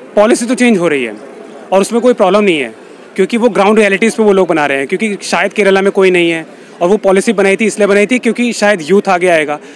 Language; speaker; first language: Hindi; native; Hindi